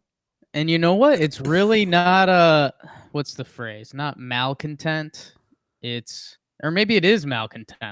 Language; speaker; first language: English; native; English